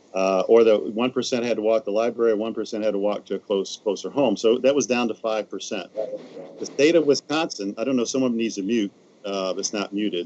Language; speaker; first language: English; native; English